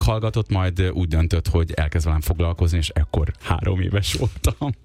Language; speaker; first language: Hungarian; early bilingual, other home language; Urdu